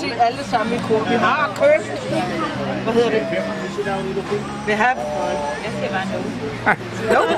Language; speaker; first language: Danish; native; Danish